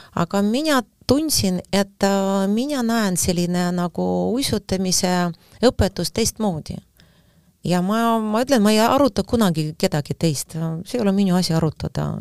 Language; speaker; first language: Estonian; non-native, fluent; Russian